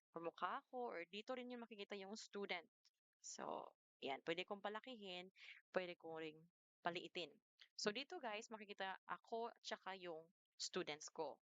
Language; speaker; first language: Filipino; non-native, local second language; Cebuano